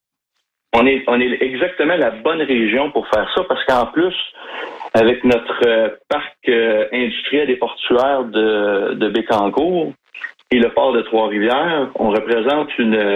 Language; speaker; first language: French; native; French